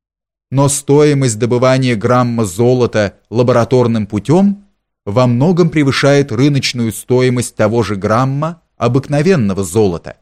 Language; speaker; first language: Russian; native; Russian